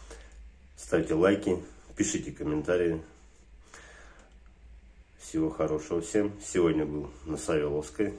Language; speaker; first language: Russian; native; Russian